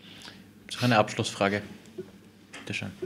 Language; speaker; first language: German; native; German